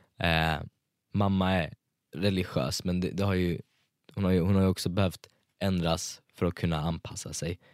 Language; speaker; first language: Swedish; early bilingual, other home language; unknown